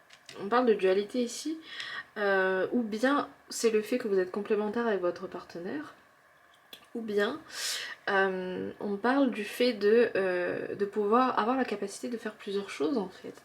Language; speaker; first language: French; native; French